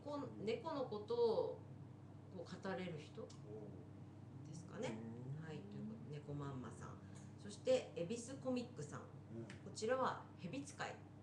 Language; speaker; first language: Japanese; native; Japanese